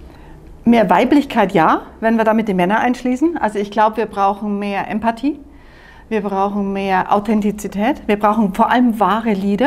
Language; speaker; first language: German; native; German